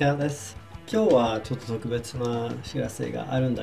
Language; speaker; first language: Japanese; non-native, fluent; Swedish